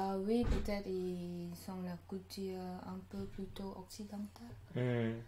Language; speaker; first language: French; non-native, learner; Khmer